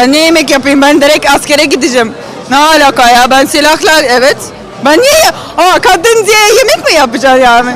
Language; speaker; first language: Turkish; non-native, fluent; Russian